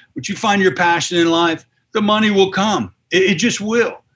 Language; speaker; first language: English; native; English